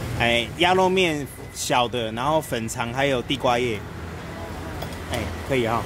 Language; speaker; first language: Chinese; native; Chinese